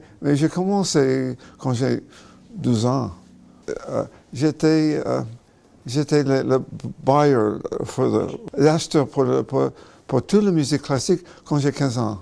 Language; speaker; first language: French; non-native, learner; English